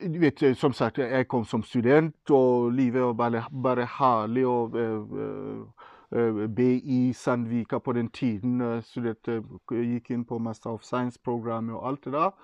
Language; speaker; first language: Norwegian; non-native, fluent; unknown